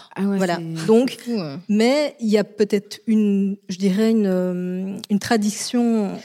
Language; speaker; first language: French; native; French